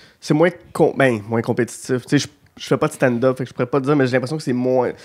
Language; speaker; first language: French; native; French